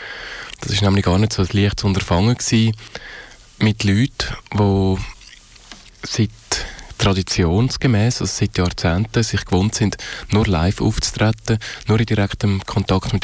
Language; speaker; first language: German; native; German